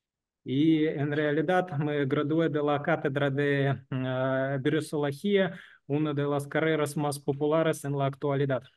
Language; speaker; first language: Spanish; non-native, learner; Russian